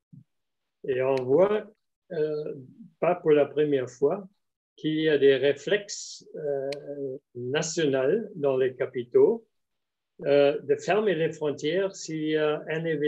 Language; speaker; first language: French; non-native, fluent; German